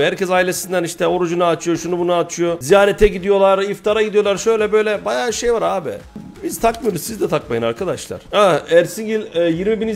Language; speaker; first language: Turkish; native; Turkish